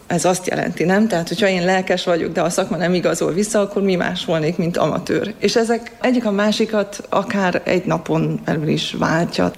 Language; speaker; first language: Hungarian; native; Hungarian